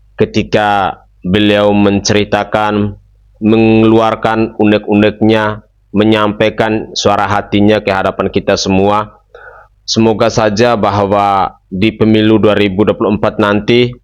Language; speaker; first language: Indonesian; native; Indonesian